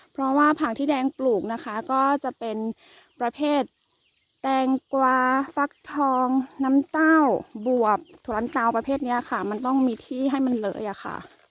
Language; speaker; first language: Thai; non-native, local second language; S'gaw Karen